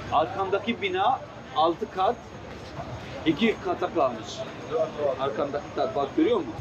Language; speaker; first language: Turkish; early bilingual, other home language; Kurdish